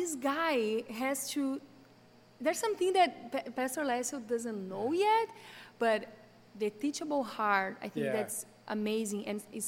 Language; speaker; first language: English; non-native, fluent; Portuguese